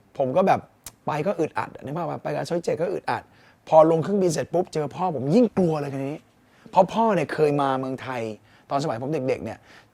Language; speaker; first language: Thai; native; Thai